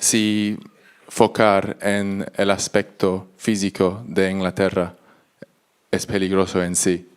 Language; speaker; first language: Spanish; non-native, learner; English